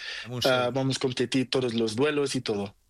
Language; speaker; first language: Spanish; non-native, learner; Portuguese